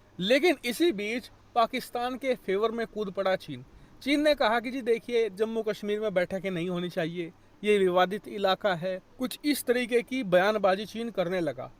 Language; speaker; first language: Hindi; native; Hindi